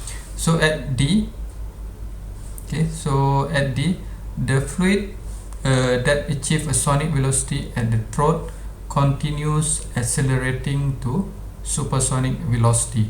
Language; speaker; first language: English; non-native, local second language; Malay